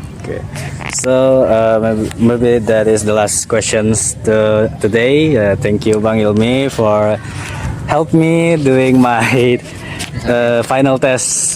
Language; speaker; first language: English; non-native, learner; Indonesian